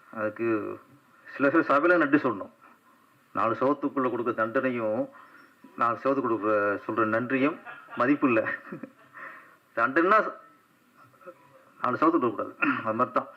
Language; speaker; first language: Tamil; native; Tamil